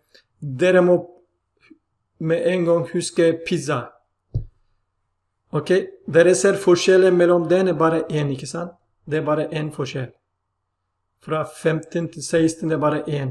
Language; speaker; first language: Norwegian; non-native, learner; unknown